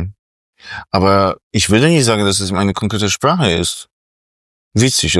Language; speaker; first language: German; non-native, fluent; Polish